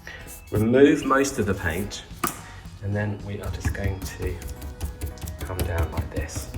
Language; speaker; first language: English; native; English